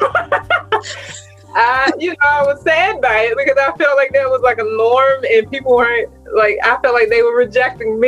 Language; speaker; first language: English; native; English